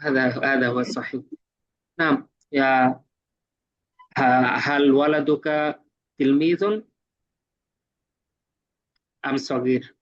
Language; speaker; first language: Arabic; non-native, fluent; Bangla